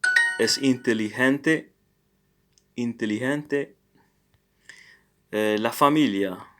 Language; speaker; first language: Spanish; non-native, learner; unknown